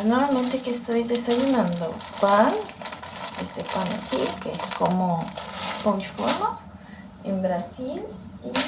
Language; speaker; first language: Spanish; non-native, learner; Portuguese